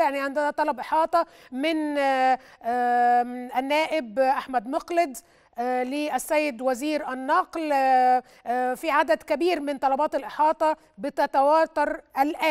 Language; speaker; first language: Arabic; native; Arabic